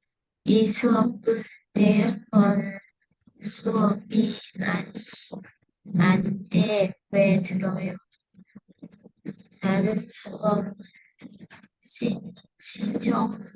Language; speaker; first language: Korean; non-native, learner; Vietnamese